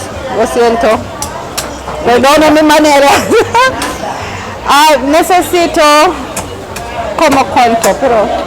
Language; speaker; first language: Spanish; non-native, learner; English